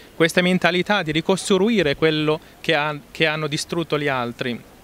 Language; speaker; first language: Italian; non-native, fluent; Arabic